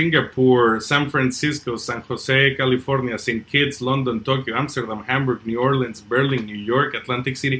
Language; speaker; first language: English; non-native, fluent; Spanish